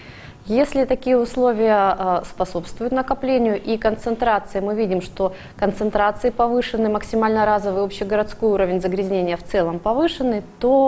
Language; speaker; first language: Russian; native; Russian